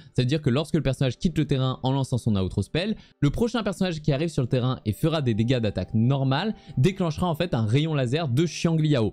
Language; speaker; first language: French; native; French